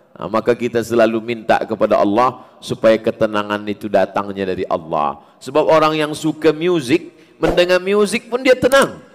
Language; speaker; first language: Malay; native; Malay